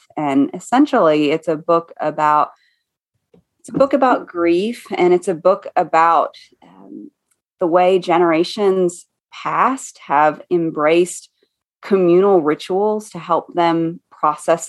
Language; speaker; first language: English; native; English